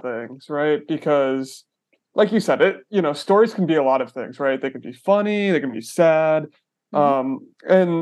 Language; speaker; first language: English; native; English